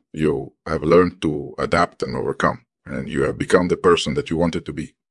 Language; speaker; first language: English; early bilingual, other home language; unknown